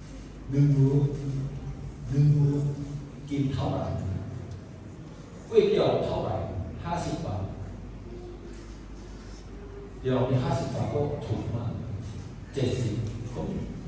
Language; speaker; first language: Thai; non-native, local second language; Lahu